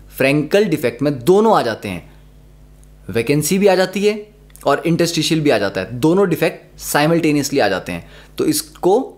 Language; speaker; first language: Hindi; native; Hindi